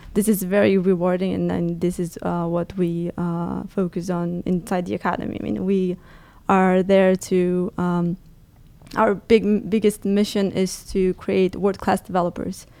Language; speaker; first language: English; non-native, fluent; Portuguese